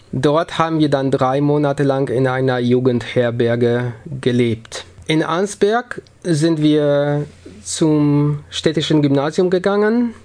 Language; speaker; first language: German; early bilingual, other home language; Polish